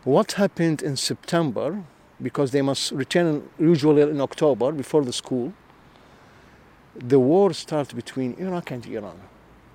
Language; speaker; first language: English; non-native, learner; Arabic